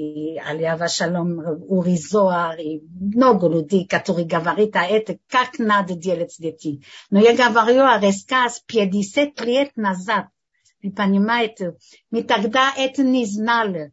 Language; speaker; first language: Russian; non-native, fluent; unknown